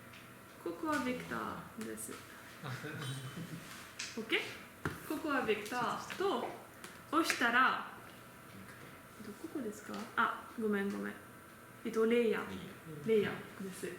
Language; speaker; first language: Japanese; non-native, learner; French